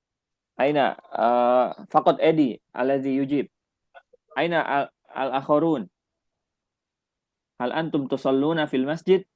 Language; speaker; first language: Arabic; non-native, fluent; Indonesian